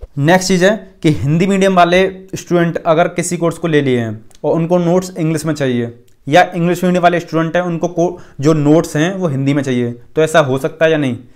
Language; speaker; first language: Hindi; native; Hindi